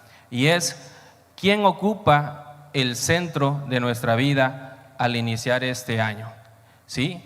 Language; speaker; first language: Spanish; native; Spanish